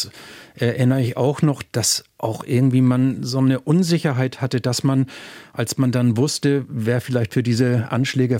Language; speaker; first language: German; native; German